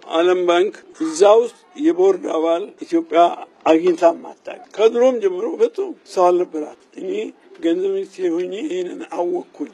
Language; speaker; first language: Amharic; non-native, local second language; Oromo